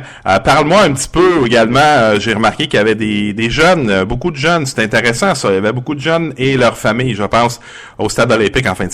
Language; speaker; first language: French; native; French